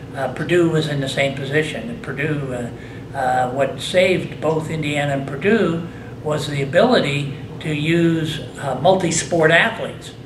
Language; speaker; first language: English; native; English